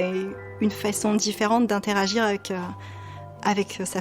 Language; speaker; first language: French; native; French